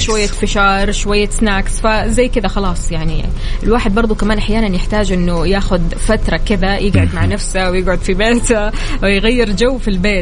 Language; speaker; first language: Arabic; native; Arabic